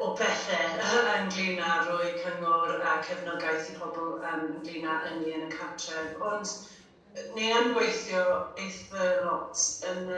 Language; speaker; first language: Welsh; non-native, fluent; English